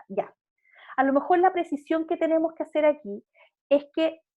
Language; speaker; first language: Spanish; native; Spanish